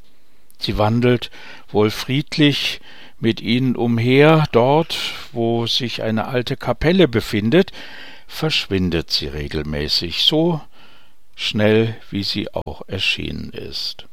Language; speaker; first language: German; native; German